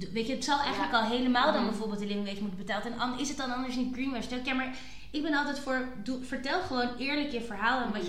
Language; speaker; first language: Dutch; native; Dutch